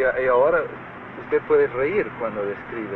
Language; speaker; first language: Portuguese; non-native, fluent; Spanish